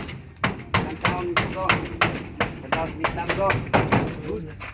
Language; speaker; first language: Filipino; non-native, local second language; Cebuano